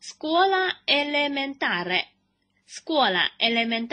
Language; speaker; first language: Italian; non-native, fluent; Chinese